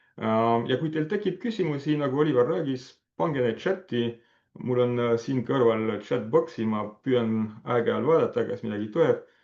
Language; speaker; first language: Estonian; non-native, fluent; French